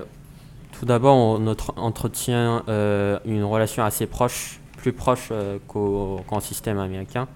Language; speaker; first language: French; non-native, fluent; English